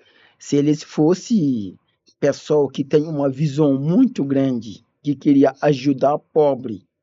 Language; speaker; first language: Portuguese; non-native, learner; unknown